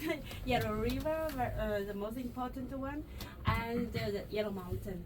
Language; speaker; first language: English; non-native, learner; Chinese